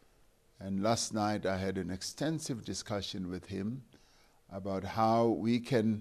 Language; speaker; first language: English; non-native, local second language; Venda